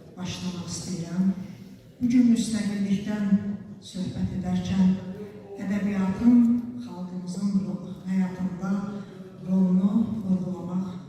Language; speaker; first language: Azerbaijani; native; Azerbaijani